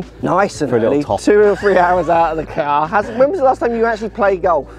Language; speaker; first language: English; native; English